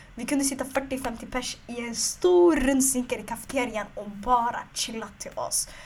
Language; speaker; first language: Swedish; early bilingual, other home language; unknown